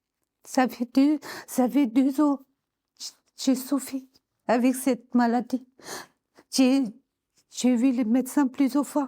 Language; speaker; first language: French; non-native, learner; Tibetan